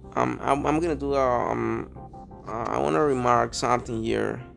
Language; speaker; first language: English; non-native, fluent; Spanish